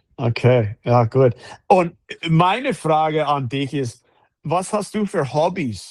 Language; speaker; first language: German; non-native, fluent; English